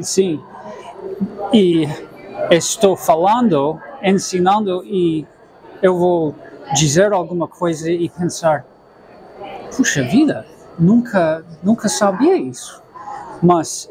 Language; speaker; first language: Portuguese; non-native, fluent; English